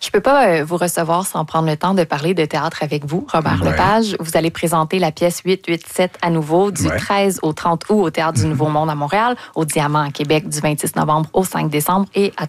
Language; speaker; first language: French; native; French